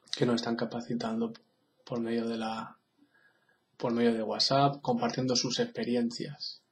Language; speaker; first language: Spanish; native; Spanish